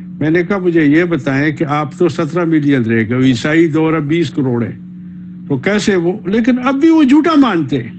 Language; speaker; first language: Urdu; native; Urdu